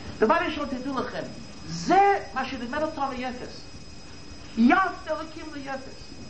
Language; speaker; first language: Hebrew; non-native, fluent; English